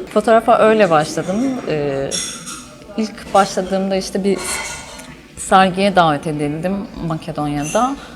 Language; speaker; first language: Turkish; early bilingual, heritage; Turkish